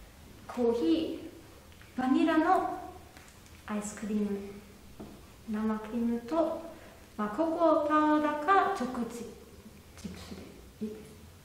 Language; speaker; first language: Japanese; non-native, fluent; German